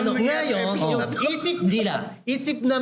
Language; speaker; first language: Filipino; non-native, learner; Japanese